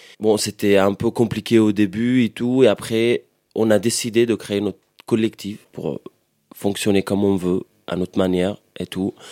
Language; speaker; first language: French; non-native, fluent; Arabic